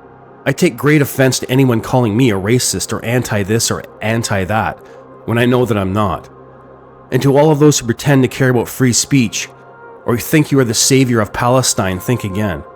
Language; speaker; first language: English; native; English